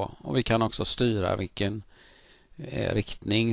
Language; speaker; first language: Swedish; native; Swedish